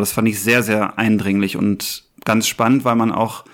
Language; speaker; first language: German; native; German